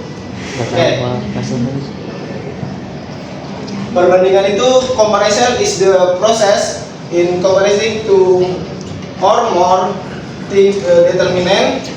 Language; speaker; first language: English; non-native, learner; Indonesian